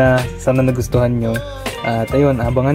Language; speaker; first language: Filipino; native; Filipino